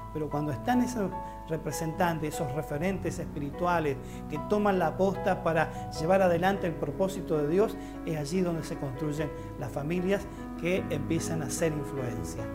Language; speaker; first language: Spanish; native; Spanish